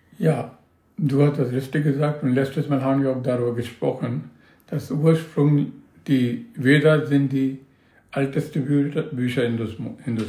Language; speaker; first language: German; non-native, learner; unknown